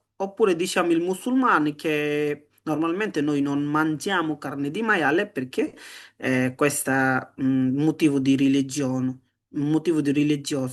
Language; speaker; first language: Italian; non-native, learner; Bangla